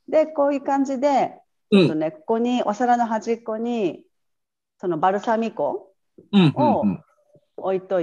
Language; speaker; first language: Japanese; native; Japanese